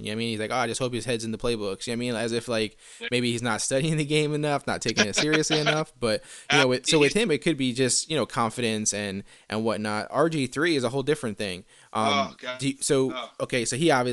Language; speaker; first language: English; native; English